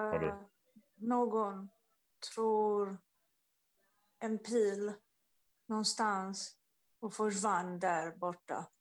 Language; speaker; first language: Swedish; non-native, learner; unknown